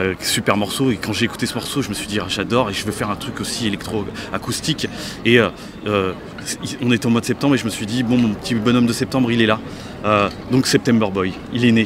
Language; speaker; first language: French; native; French